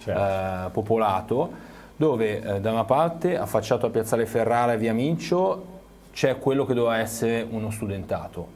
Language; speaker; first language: Italian; native; Italian